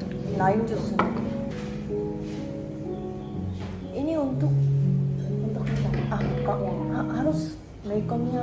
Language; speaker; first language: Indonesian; non-native, learner; Korean